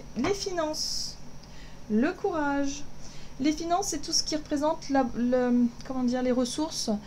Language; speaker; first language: French; native; French